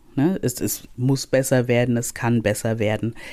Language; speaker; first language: German; native; German